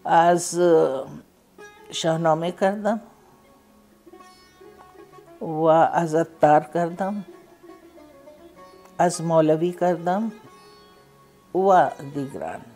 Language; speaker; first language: Persian; non-native, fluent; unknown